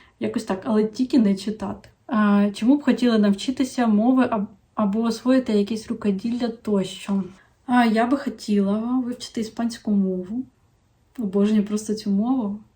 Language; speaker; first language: Ukrainian; non-native, local second language; Russian